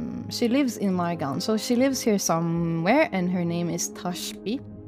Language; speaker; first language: English; non-native, fluent; Swedish